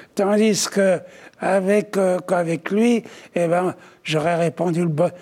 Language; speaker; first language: French; native; French